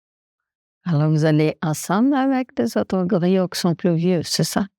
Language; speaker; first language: French; non-native, fluent; Portuguese